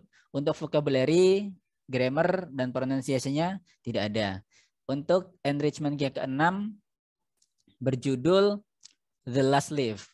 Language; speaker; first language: Indonesian; native; Indonesian